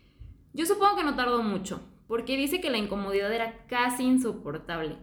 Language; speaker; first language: Spanish; native; Spanish